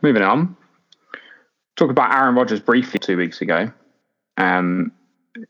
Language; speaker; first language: English; native; English